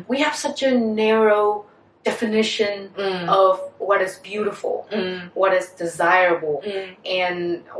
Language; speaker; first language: English; non-native, fluent; Vietnamese